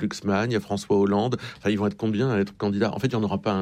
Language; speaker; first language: French; native; French